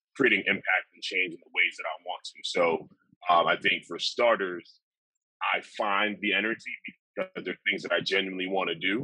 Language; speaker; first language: English; native; English